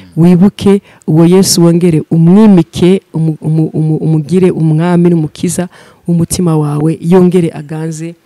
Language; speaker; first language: Kinyarwanda; early bilingual, heritage; Kinyarwanda